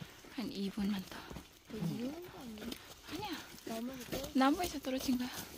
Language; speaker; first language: Korean; non-native, fluent; Filipino